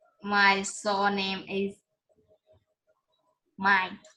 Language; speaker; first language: English; non-native, learner; Vietnamese